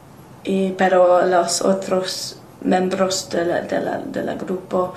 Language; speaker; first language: Spanish; non-native, learner; English